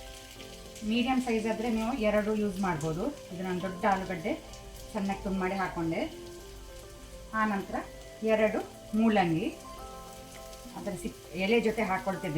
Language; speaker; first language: Kannada; native; Kannada